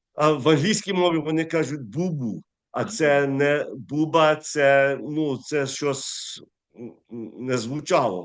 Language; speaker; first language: Ukrainian; early bilingual, heritage; English